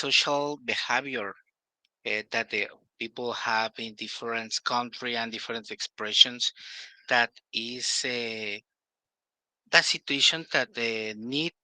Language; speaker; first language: English; non-native, learner; Spanish